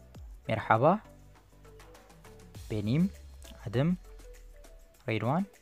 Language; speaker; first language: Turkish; non-native, learner; Amharic